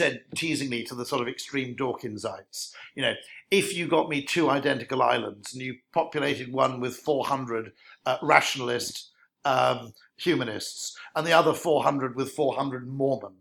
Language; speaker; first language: English; native; English